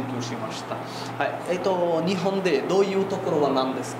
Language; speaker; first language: Japanese; non-native, fluent; Bangla